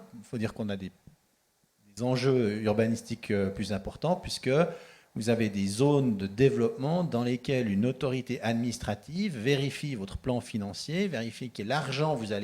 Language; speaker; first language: French; native; French